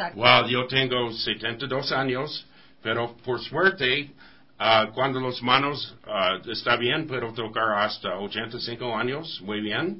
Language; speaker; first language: Spanish; non-native, learner; English